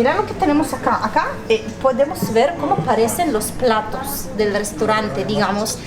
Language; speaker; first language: Spanish; non-native, fluent; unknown